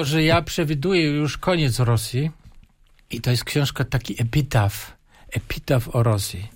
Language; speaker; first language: Polish; non-native, fluent; German